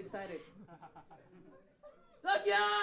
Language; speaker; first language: English; non-native, fluent; Indonesian